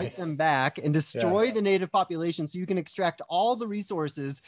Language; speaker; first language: English; native; English